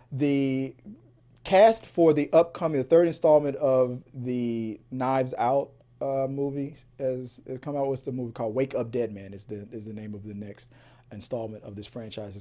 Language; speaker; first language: English; native; English